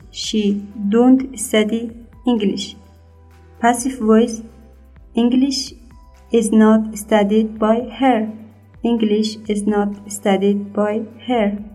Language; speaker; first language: English; non-native, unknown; Persian